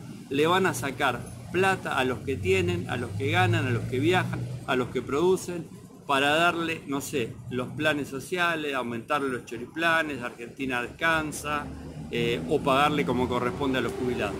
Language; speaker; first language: Spanish; native; Spanish